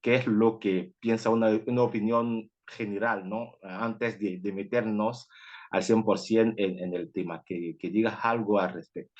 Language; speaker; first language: Spanish; non-native, fluent; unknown